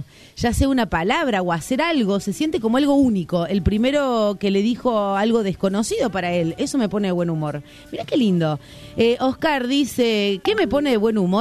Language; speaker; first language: Spanish; native; Spanish